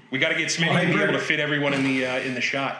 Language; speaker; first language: English; native; English